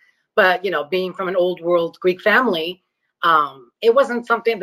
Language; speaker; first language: English; early bilingual, other home language; Greek